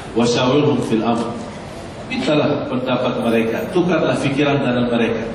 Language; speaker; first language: Malay; non-native, fluent; Arabic